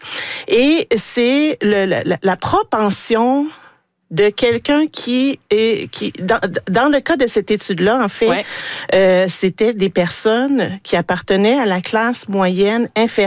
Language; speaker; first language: French; native; French